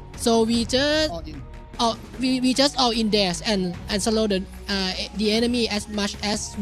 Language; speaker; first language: English; non-native, learner; Thai